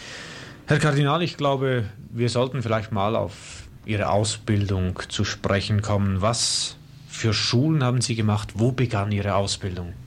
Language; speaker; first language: German; native; German